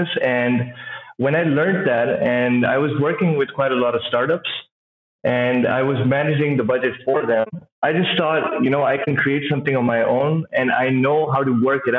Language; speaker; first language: English; non-native, local second language; Urdu